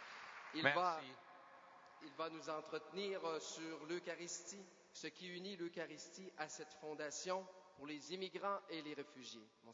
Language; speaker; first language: French; native; French